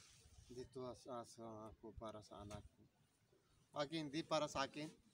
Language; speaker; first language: Filipino; non-native, learner; Punjabi